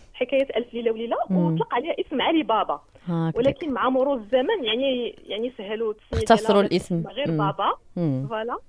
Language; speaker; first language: Arabic; native; Arabic